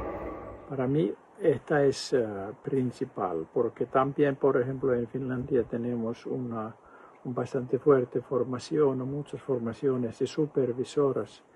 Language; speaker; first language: Spanish; non-native, fluent; Finnish